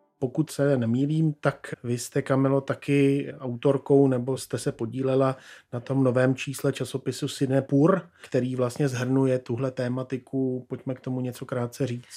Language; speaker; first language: Czech; native; Czech